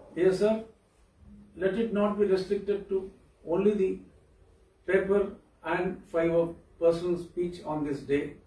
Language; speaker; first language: English; non-native, local second language; Telugu